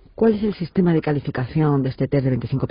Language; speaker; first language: Spanish; native; Spanish